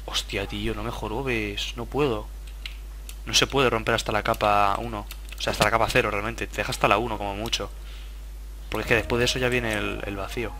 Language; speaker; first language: Spanish; native; Spanish